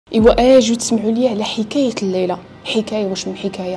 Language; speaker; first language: Arabic; native; Arabic